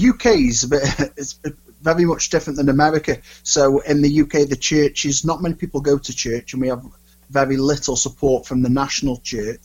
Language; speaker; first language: English; native; English